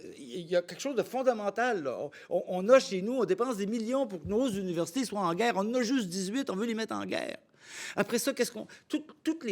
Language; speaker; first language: French; native; French